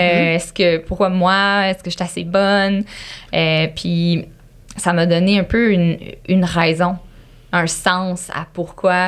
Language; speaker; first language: French; native; French